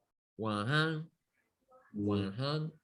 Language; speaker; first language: Chinese; non-native, learner; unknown